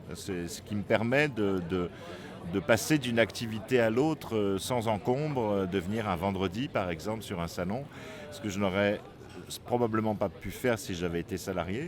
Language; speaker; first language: French; native; French